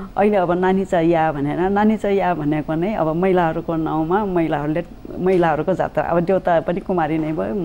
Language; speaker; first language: Nepali; non-native, local second language; Newari